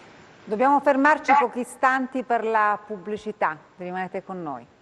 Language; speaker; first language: Italian; native; Italian